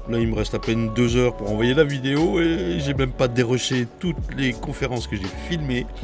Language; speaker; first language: French; native; French